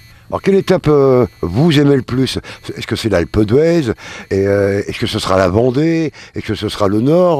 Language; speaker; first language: French; native; French